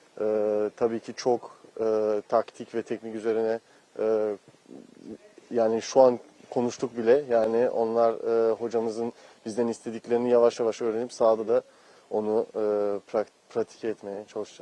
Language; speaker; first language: Turkish; early bilingual, heritage; Turkish